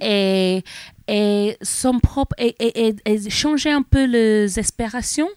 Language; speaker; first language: French; non-native, learner; English